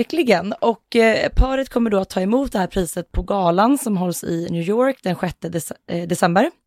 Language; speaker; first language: Swedish; native; Swedish